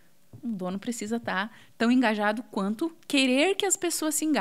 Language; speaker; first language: Portuguese; native; Portuguese